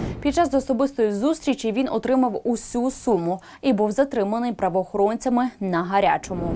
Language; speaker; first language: Ukrainian; native; Ukrainian